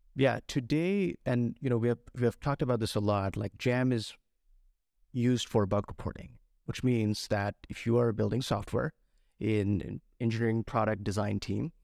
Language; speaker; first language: English; non-native, local second language; Bangla